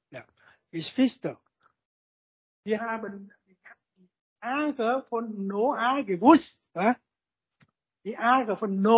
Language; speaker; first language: German; non-native, learner; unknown